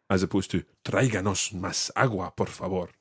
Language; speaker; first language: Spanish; non-native, fluent; English